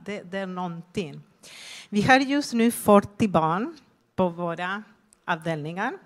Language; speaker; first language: Swedish; non-native, fluent; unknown